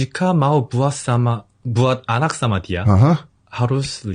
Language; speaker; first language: Indonesian; non-native, fluent; Korean